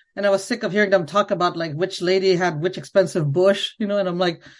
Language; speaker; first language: English; non-native, fluent; Khmer